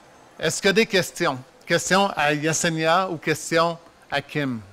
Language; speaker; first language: French; native; French